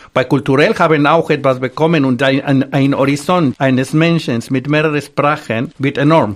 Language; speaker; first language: German; non-native, fluent; Spanish